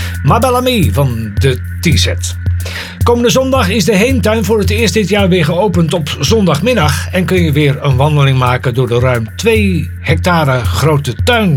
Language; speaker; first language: Dutch; native; Dutch